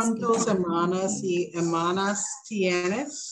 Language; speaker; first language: Spanish; non-native, learner; English